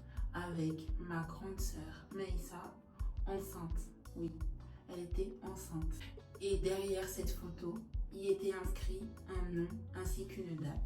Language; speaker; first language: French; native; French